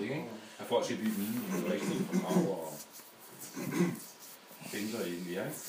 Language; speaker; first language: Danish; native; Danish